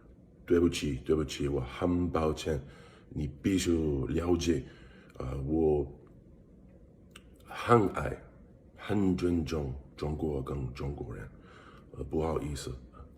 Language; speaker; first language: Chinese; non-native, learner; English